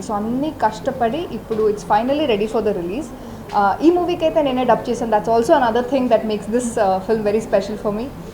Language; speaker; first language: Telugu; non-native, fluent; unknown